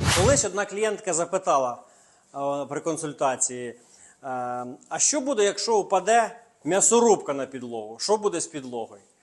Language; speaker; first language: Ukrainian; non-native, local second language; Russian